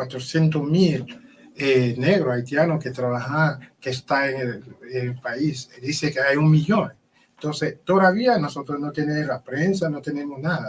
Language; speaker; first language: Spanish; non-native, learner; Haitian Creole